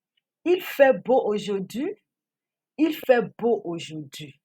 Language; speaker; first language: French; non-native, fluent; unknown